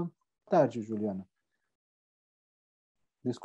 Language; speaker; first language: Portuguese; non-native, fluent; Italian